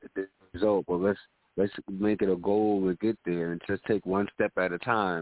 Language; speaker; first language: English; native; English